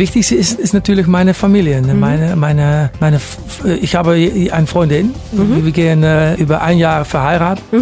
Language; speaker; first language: German; non-native, learner; Dutch